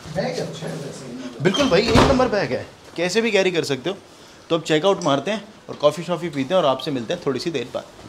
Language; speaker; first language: Hindi; native; Hindi